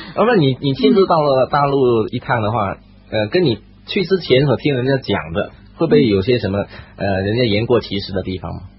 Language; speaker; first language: Chinese; native; Chinese